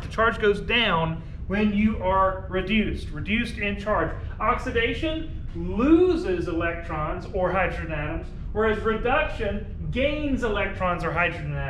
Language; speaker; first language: English; native; English